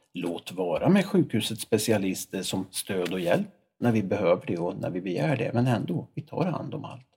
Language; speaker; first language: Swedish; native; Swedish